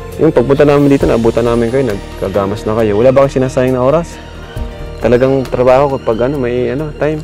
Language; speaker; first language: Filipino; native; Filipino